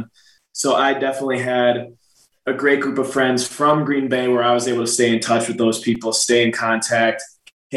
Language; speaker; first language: English; native; English